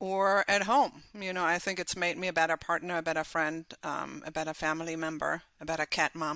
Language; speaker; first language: English; non-native, fluent; German